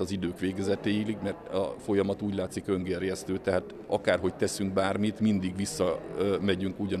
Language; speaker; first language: Hungarian; native; Hungarian